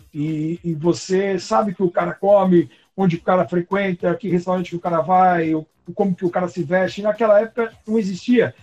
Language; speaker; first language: Portuguese; native; Portuguese